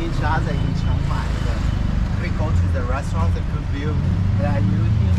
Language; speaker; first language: English; non-native, learner; Thai